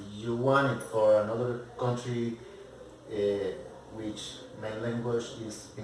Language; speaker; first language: English; non-native, learner; Spanish